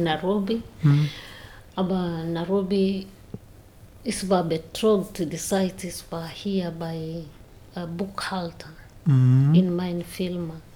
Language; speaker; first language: German; non-native, learner; Swahili